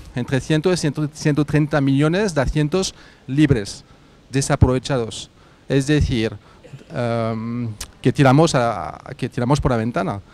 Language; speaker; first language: Spanish; non-native, fluent; French